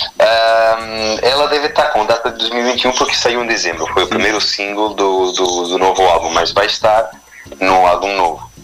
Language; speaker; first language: Portuguese; non-native, fluent; Spanish